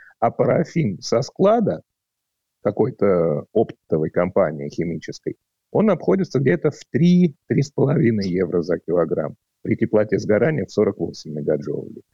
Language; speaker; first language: Russian; native; Russian